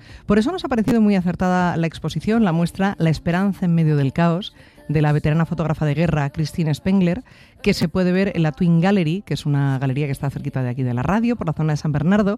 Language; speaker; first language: Spanish; native; Spanish